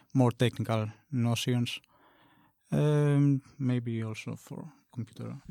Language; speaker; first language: English; non-native, fluent; Greek